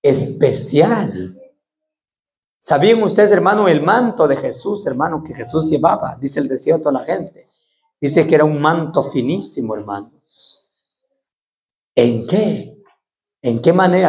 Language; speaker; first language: Spanish; native; Spanish